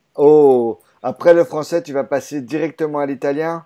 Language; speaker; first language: French; native; French